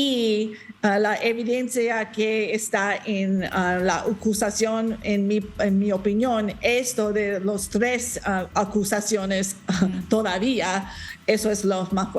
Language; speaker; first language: Spanish; non-native, learner; English